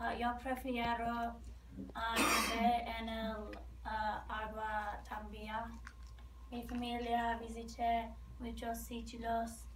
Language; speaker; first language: Spanish; non-native, learner; English